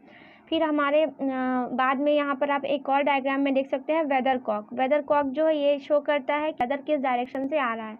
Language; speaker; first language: Hindi; native; Hindi